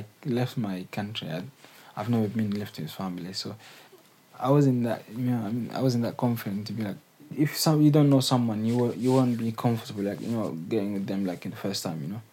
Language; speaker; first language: English; non-native, fluent; Arabic